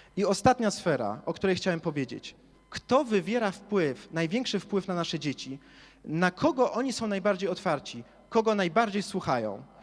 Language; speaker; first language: Polish; native; Polish